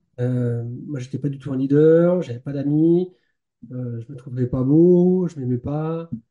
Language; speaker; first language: French; native; French